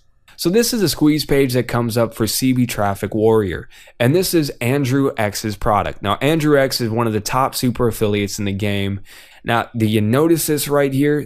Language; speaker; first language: English; native; English